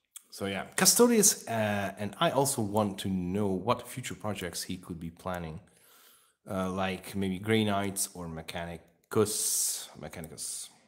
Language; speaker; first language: English; non-native, fluent; Hungarian